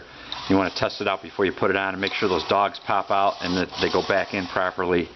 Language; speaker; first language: English; native; English